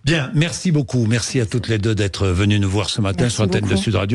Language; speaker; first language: French; native; French